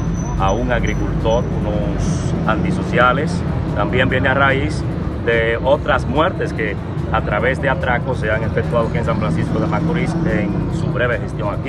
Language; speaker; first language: Spanish; native; Spanish